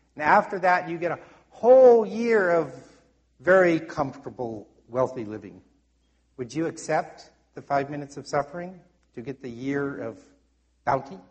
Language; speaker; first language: English; native; English